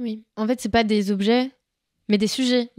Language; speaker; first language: French; native; French